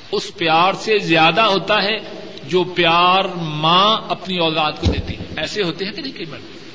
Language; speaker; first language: Urdu; non-native, local second language; Punjabi